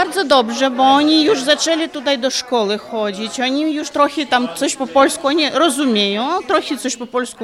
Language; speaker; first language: Polish; non-native, fluent; Ukrainian